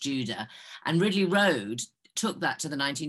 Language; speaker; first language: English; native; English